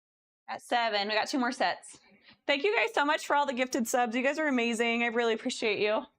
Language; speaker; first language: English; native; English